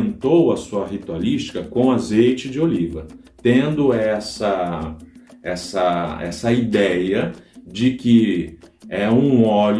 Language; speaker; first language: Portuguese; native; Portuguese